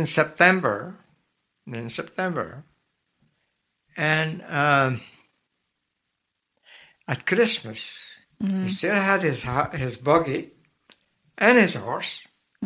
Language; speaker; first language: English; native; English